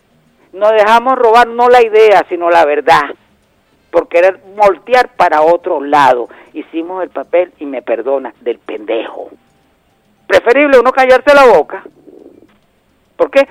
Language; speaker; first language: Spanish; native; Spanish